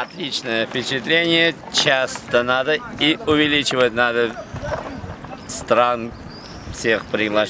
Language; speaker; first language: Russian; native; Russian